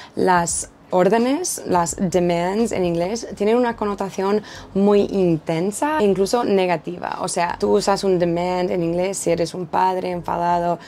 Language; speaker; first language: Spanish; non-native, fluent; English